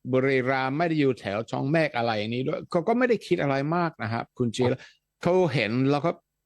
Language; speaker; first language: Thai; non-native, fluent; Dutch